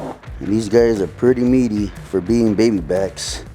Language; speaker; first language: English; native; English